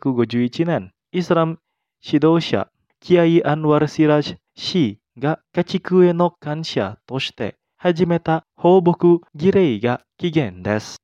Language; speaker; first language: Japanese; non-native, fluent; Indonesian